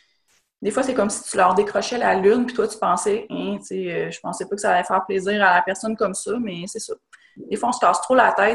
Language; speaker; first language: French; native; French